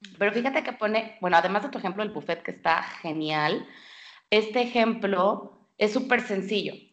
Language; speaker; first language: Spanish; native; Spanish